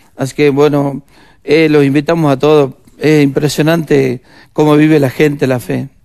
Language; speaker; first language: Spanish; native; Spanish